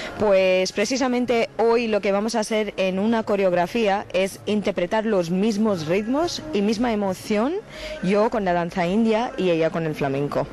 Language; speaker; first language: Spanish; non-native, fluent; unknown